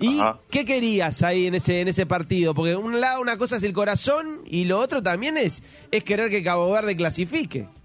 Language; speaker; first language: Spanish; native; Spanish